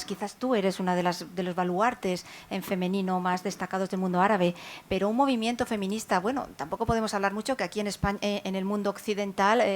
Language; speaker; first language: Spanish; native; Spanish